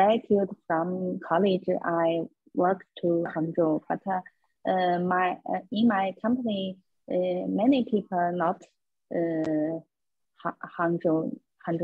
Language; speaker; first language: English; non-native, learner; Chinese